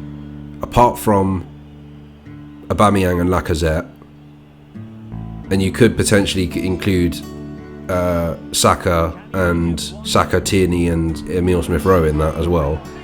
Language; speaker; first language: English; native; English